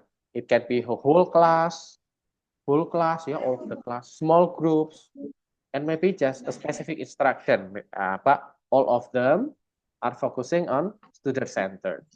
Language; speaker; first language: English; non-native, fluent; Indonesian